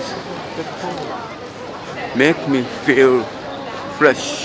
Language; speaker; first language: English; non-native, learner; Japanese